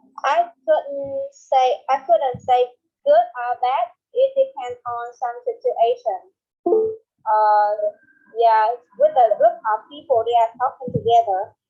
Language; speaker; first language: English; non-native, learner; Vietnamese